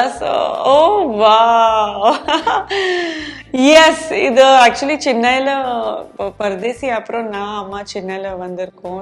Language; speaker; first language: Tamil; non-native, local second language; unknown